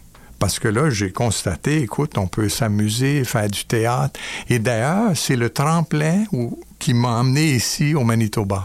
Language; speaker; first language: French; native; French